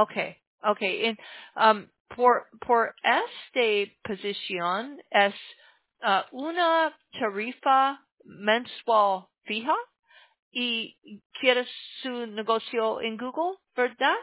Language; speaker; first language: Spanish; non-native, learner; English